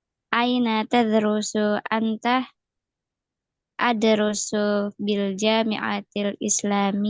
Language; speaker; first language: Arabic; non-native, learner; Indonesian